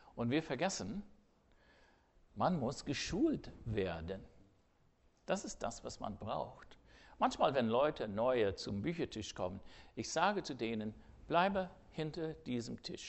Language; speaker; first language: German; non-native, fluent; English